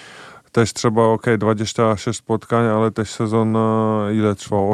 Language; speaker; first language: Polish; non-native, fluent; Czech